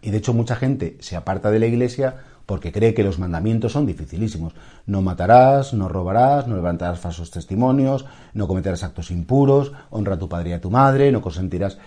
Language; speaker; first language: Spanish; native; Spanish